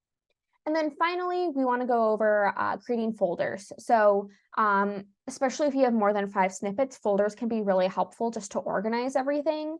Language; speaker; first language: English; native; English